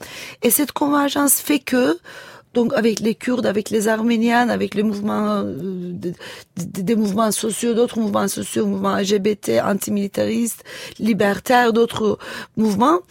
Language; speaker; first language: French; non-native, fluent; Turkish